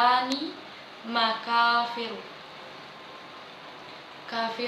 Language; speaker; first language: Arabic; non-native, learner; Indonesian